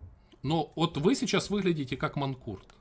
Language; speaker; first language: Russian; native; Russian